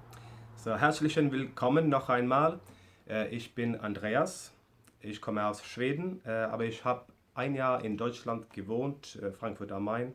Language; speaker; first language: German; non-native, fluent; Swedish